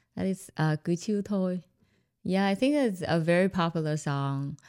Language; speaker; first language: English; non-native, fluent; Vietnamese